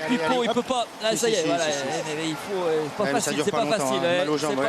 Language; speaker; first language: French; native; French